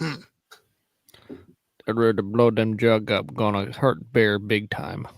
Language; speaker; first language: English; native; English